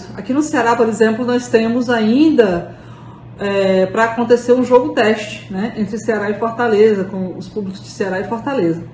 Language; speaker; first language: Portuguese; native; Portuguese